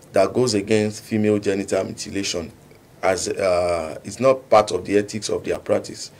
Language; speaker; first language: English; non-native, local second language; Yoruba